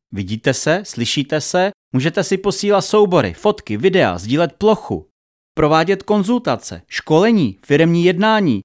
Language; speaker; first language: Czech; native; Czech